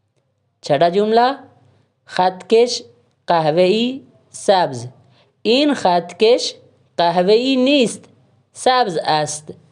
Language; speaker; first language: Persian; non-native, learner; Urdu